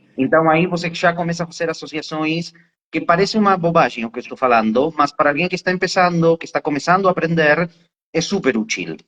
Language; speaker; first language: Portuguese; non-native, fluent; Spanish